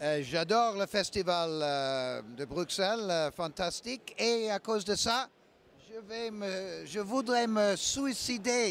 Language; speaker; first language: French; non-native, learner; English